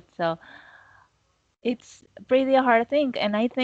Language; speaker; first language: English; non-native, learner; Spanish